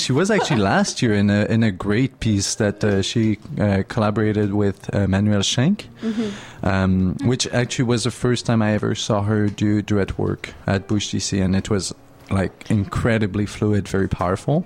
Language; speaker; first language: English; native; English